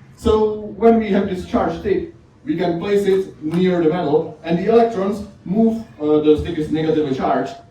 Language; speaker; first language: English; non-native, fluent; Czech